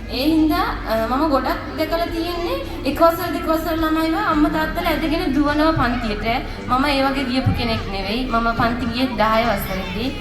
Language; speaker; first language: Sinhala; non-native, local second language; Tamil